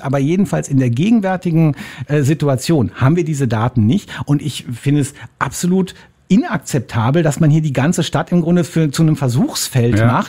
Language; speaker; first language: German; native; German